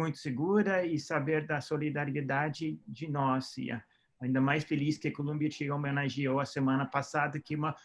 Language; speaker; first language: Portuguese; non-native, fluent; English